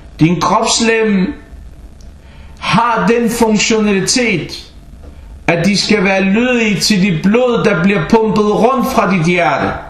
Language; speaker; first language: Danish; early bilingual, other home language; Arabic